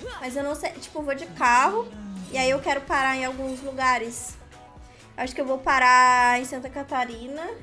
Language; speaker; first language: Portuguese; native; Portuguese